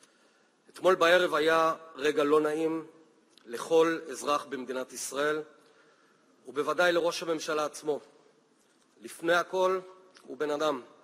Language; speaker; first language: Hebrew; native; Hebrew